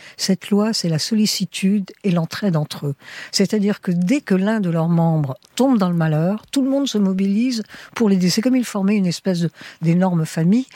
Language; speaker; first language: French; early bilingual, heritage; French